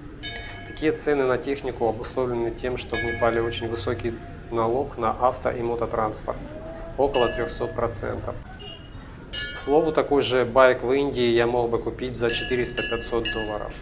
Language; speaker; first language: Russian; native; Russian